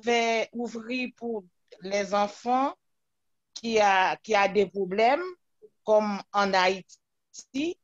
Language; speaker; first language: French; non-native, local second language; Haitian Creole